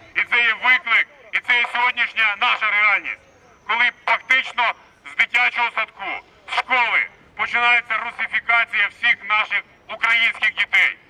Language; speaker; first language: Ukrainian; native; Ukrainian